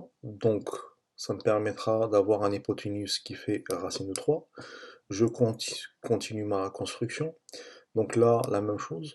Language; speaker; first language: French; native; French